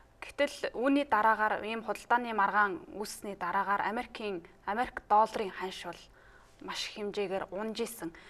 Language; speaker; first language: Mongolian; native; Mongolian